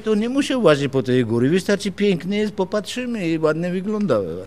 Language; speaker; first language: Polish; non-native, fluent; Georgian